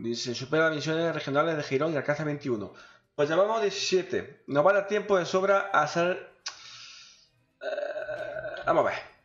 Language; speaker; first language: Spanish; native; Spanish